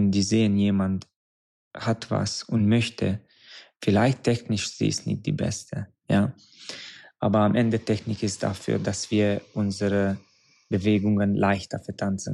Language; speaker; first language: German; non-native, fluent; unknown